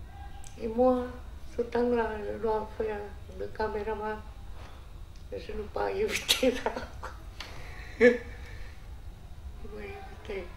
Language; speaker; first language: French; non-native, learner; Vietnamese